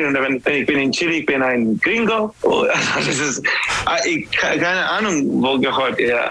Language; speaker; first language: German; non-native, learner; English